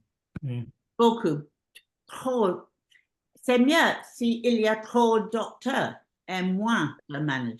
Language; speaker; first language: French; non-native, learner; English